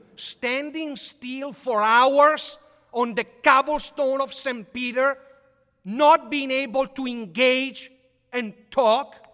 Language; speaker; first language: English; non-native, fluent; Italian